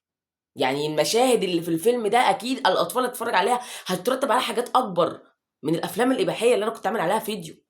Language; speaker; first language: Arabic; native; Arabic